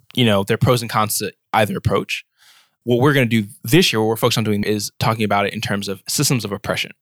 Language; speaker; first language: English; native; English